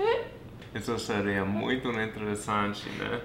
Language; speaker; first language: Portuguese; non-native, fluent; English